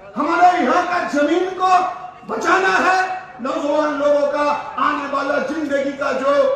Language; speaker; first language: Hindi; non-native, local second language; Bangla